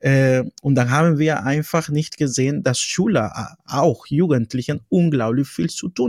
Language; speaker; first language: German; non-native, fluent; Spanish